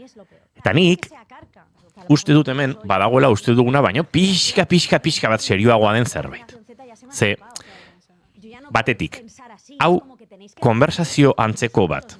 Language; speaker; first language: Basque; native; Basque